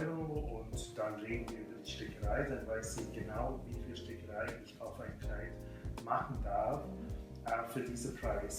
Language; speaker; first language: German; non-native, fluent; English